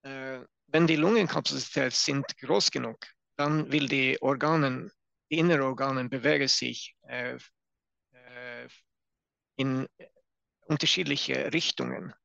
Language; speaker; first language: German; non-native, learner; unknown